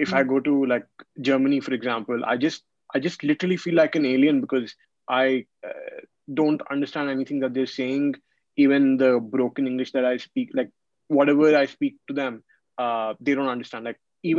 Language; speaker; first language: English; non-native, local second language; Hindi